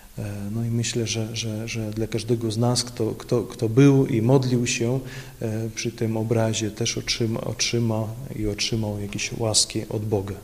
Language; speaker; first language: Polish; non-native, local second language; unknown